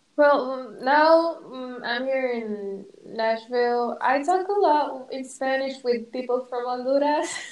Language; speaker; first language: English; non-native, fluent; Arabic